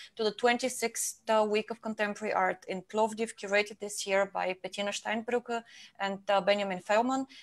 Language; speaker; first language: English; non-native, fluent; Bulgarian